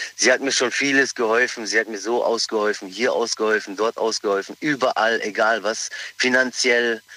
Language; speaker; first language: German; native; German